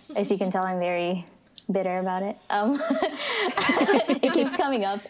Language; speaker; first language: English; non-native, local second language; Filipino